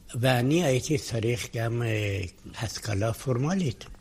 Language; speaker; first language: Hebrew; non-native, fluent; Persian